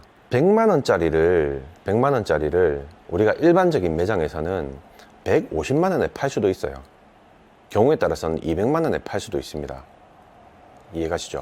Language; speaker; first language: Korean; native; Korean